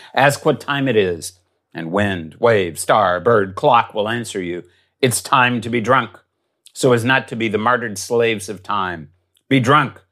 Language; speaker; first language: English; native; English